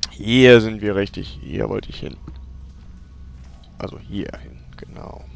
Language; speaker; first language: German; native; German